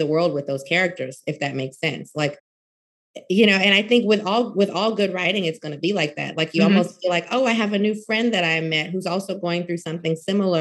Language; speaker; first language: English; native; English